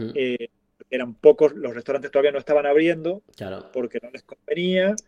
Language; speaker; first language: Spanish; native; Spanish